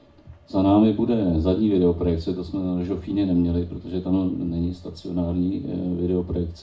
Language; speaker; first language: Czech; native; Czech